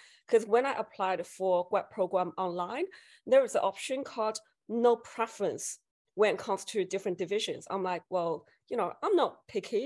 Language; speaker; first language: English; non-native, fluent; Chinese